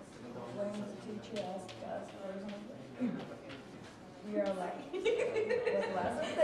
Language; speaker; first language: English; non-native, learner; Spanish